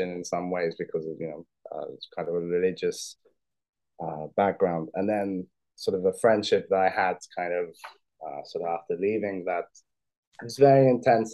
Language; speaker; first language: English; native; English